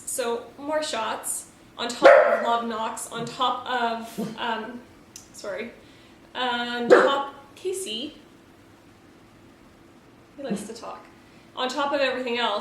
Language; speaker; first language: English; native; English